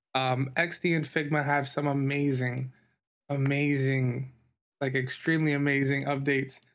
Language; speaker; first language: English; native; English